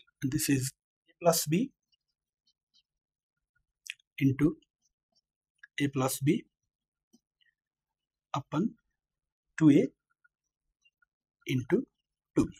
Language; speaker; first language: English; non-native, local second language; Nepali